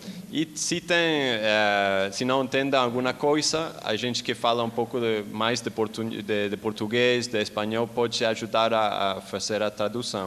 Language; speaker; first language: Portuguese; non-native, learner; Spanish